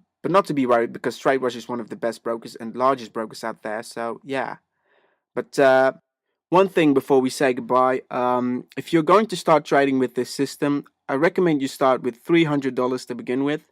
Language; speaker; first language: English; native; English